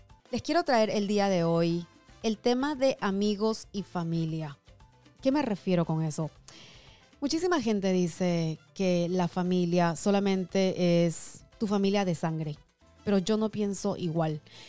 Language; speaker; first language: Spanish; early bilingual, heritage; Spanish